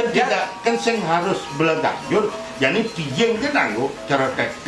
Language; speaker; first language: Indonesian; non-native, local second language; Balinese